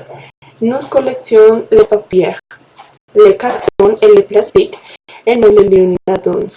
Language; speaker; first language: French; non-native, learner; Spanish